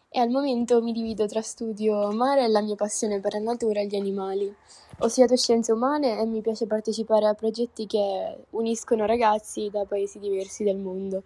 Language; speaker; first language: Italian; native; Italian